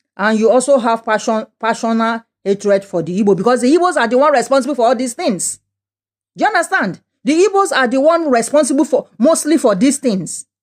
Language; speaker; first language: English; non-native, local second language; Yoruba